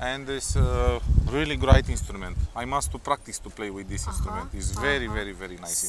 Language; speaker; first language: English; non-native, learner; Romanian